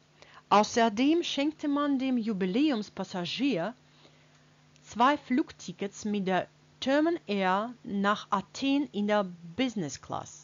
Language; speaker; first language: German; non-native, fluent; Russian